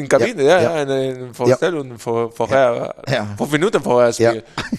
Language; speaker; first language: German; non-native, fluent; Spanish